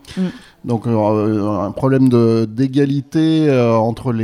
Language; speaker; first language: French; native; French